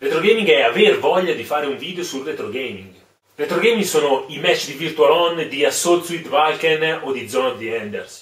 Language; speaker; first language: Italian; native; Italian